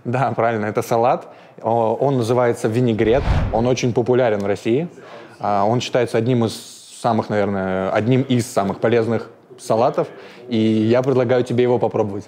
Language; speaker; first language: Russian; native; Russian